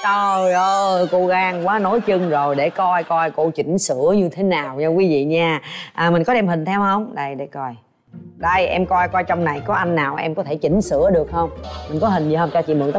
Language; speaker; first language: Vietnamese; native; Vietnamese